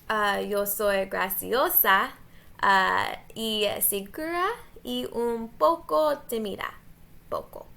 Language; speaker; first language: Spanish; non-native, learner; English